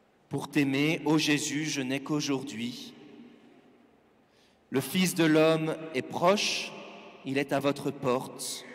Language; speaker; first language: French; native; French